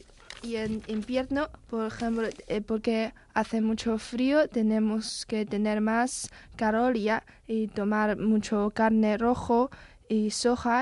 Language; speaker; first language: Spanish; non-native, learner; Chinese